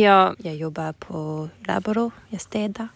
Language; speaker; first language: Swedish; non-native, learner; French